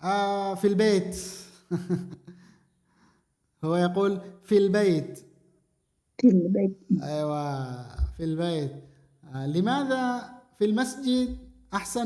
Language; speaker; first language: Arabic; non-native, fluent; Indonesian